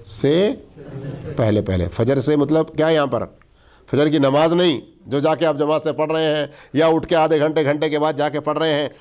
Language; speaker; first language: Urdu; native; Urdu